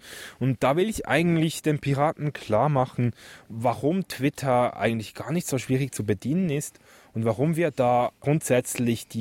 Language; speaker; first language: German; native; German